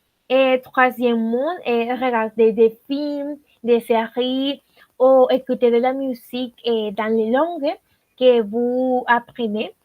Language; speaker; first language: French; non-native, learner; Spanish